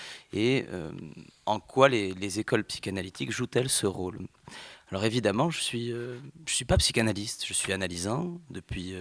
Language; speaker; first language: French; native; French